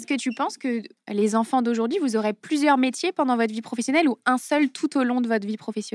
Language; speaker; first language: French; native; French